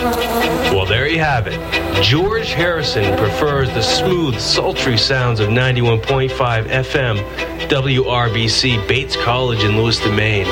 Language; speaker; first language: English; native; English